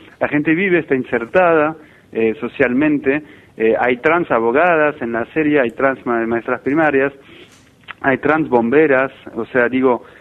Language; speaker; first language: Spanish; non-native, fluent; French